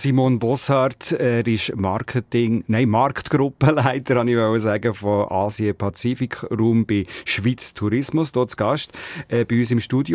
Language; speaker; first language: German; native; German